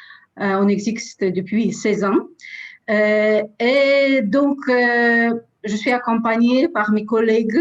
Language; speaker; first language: French; non-native, fluent; Russian